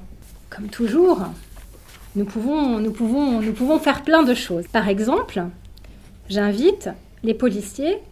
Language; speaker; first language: French; native; French